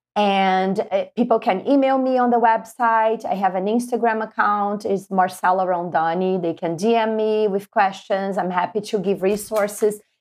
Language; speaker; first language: English; non-native, fluent; Portuguese